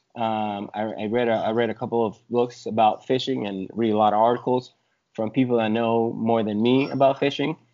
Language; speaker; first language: English; early bilingual, other home language; Spanish